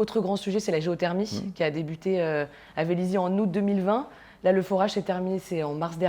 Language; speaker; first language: French; native; French